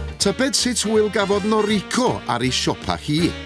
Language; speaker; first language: Welsh; native; Welsh